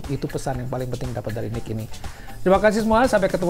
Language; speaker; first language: Indonesian; native; Indonesian